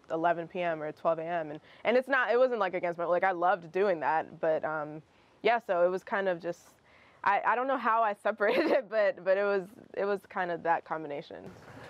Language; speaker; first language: English; early bilingual, other home language; Russian